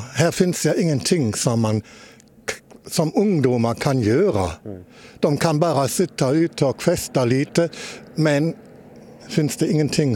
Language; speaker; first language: Swedish; non-native, learner; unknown